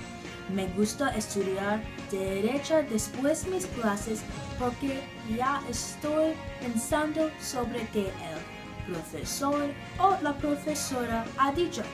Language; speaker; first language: Spanish; non-native, learner; English